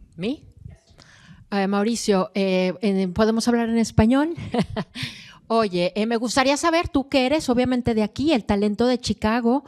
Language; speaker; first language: Spanish; native; Spanish